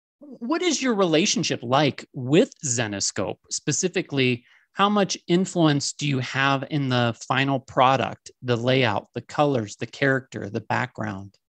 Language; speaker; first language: English; native; English